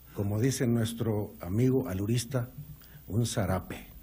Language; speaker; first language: Spanish; native; Spanish